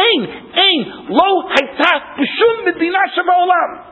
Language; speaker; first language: Hebrew; non-native, fluent; English